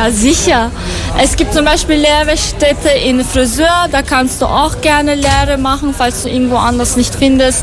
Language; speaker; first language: German; non-native, fluent; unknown